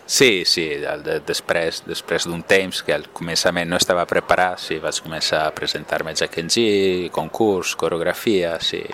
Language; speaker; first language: Catalan; non-native, fluent; Italian